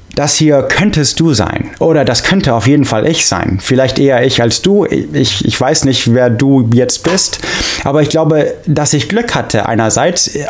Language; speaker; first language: German; non-native, fluent; English